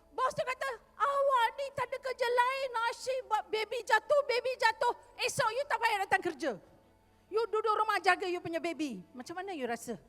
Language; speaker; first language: Malay; non-native, local second language; Tamil